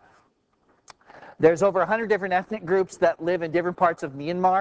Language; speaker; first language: English; native; English